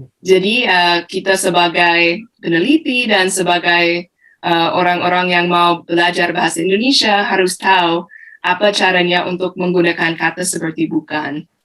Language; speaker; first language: Indonesian; non-native, fluent; English